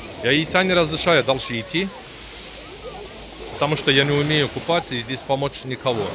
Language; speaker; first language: Russian; non-native, learner; Turkish